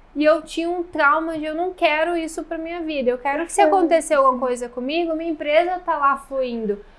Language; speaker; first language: Portuguese; native; Portuguese